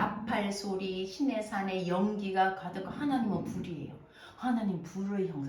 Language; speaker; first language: Korean; native; Korean